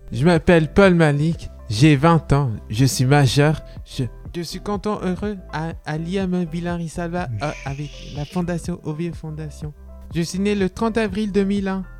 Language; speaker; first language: French; native; French